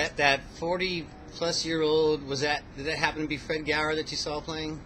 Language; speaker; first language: English; native; English